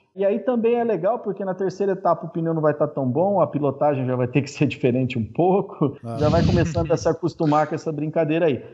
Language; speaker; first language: Portuguese; native; Portuguese